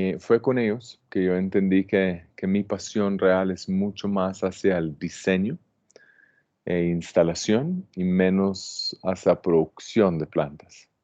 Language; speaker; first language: Spanish; non-native, fluent; Hebrew